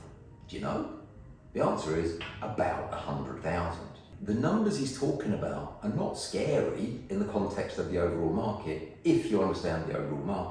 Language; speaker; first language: English; native; English